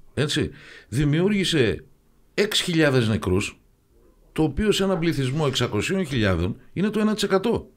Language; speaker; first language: Greek; native; Greek